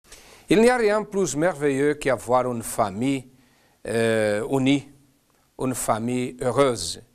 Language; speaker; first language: French; non-native, fluent; Portuguese